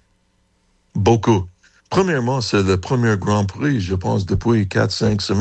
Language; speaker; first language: French; non-native, fluent; English